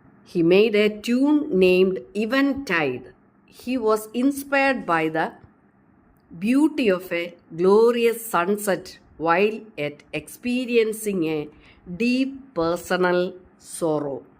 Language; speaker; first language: English; non-native, local second language; Malayalam